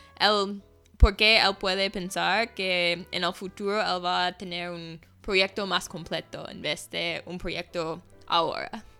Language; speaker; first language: Spanish; non-native, fluent; English